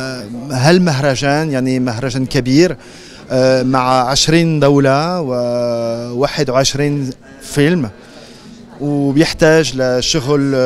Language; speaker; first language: Arabic; non-native, fluent; French